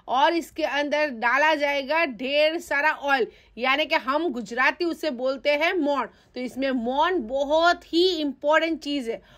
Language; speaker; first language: Hindi; non-native, local second language; Gujarati